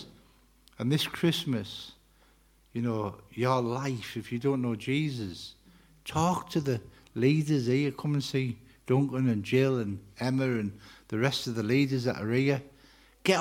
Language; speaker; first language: English; native; English